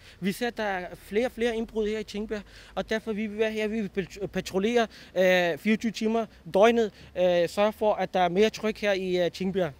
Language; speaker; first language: Danish; early bilingual, other home language; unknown